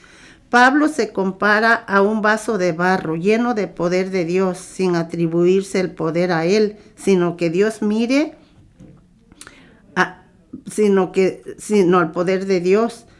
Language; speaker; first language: Spanish; native; Spanish